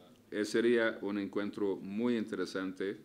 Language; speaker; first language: Spanish; non-native, fluent; Arabic